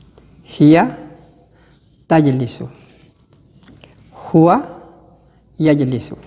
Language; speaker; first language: Arabic; non-native, fluent; Indonesian